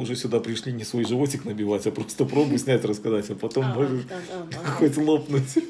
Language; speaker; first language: Russian; native; Russian